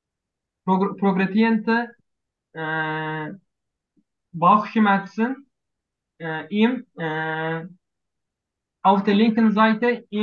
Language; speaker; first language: German; non-native, learner; Turkish